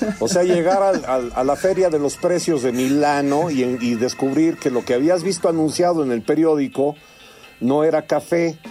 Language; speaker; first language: Spanish; early bilingual, heritage; Spanish